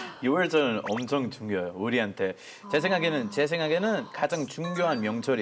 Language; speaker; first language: Korean; non-native, fluent; Hebrew